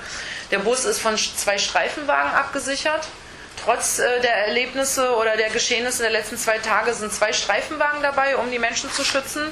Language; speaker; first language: German; native; German